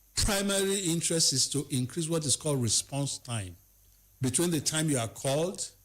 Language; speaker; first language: English; non-native, local second language; Yoruba